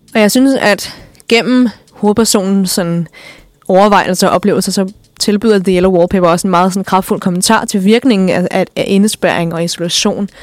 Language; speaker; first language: Danish; native; Danish